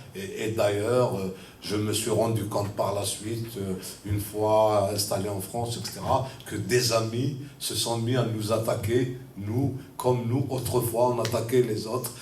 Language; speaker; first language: French; non-native, local second language; Kabyle